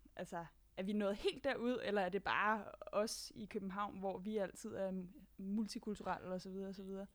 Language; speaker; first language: Danish; native; Danish